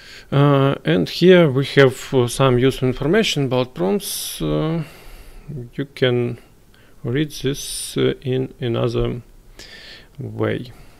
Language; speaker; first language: English; non-native, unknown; Ukrainian